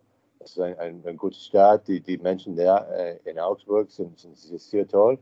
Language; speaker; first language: German; non-native, learner; English